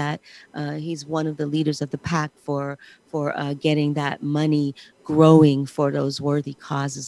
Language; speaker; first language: English; native; English